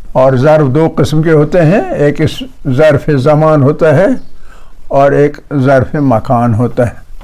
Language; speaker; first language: Urdu; native; Urdu